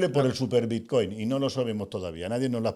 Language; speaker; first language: Spanish; native; Spanish